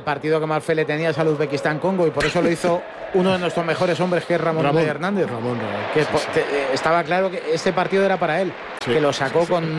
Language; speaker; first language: Spanish; native; Spanish